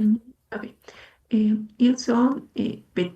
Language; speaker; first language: French; non-native, learner; Spanish